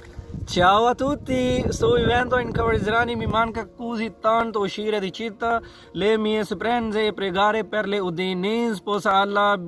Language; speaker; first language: Italian; non-native, learner; Urdu